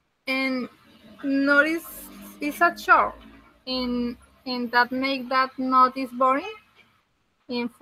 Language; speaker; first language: English; non-native, learner; Spanish